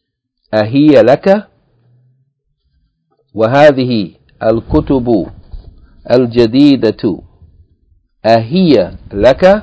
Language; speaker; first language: Arabic; non-native, fluent; English